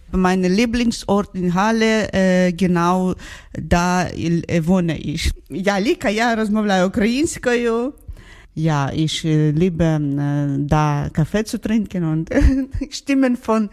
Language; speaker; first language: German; non-native, learner; Ukrainian